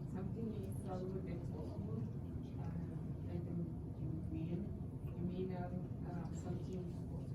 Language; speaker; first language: English; non-native, learner; Spanish